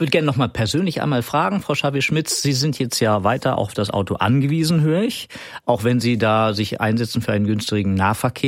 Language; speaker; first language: German; native; German